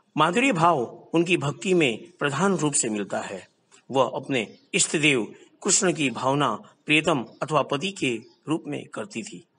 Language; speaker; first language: Hindi; non-native, local second language; Gujarati